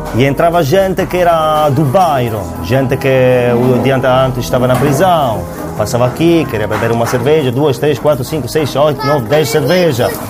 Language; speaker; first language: Portuguese; non-native, fluent; Italian